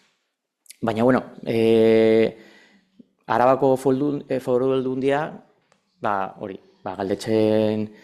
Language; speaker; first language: Basque; non-native, local second language; Spanish